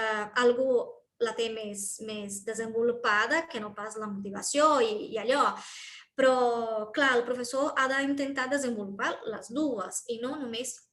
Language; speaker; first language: Catalan; non-native, fluent; Portuguese